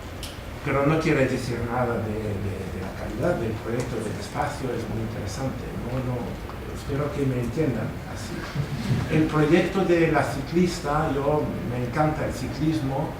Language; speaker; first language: Spanish; non-native, fluent; German